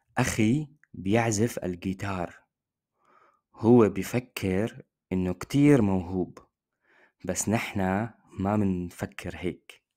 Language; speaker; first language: Arabic; native; Arabic